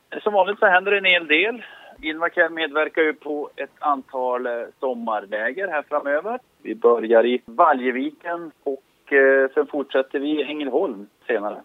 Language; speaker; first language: Swedish; native; Swedish